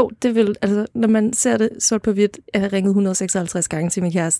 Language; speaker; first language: Danish; native; Danish